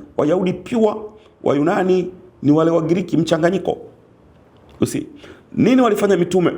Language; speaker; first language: Swahili; native; Swahili